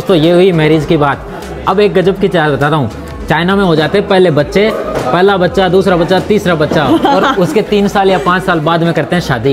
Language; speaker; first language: Hindi; native; Hindi